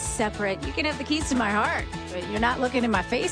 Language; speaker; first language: English; native; English